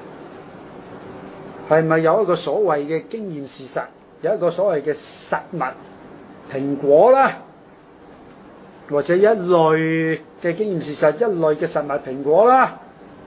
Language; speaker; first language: Chinese; non-native, local second language; Cantonese